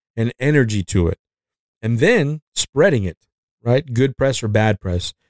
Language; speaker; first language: English; non-native, fluent; Spanish